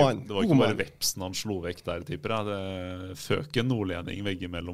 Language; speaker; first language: Norwegian; native; Norwegian